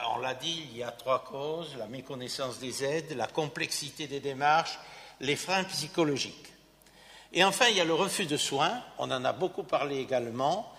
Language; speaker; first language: French; native; French